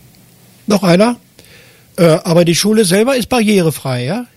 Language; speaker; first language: German; native; German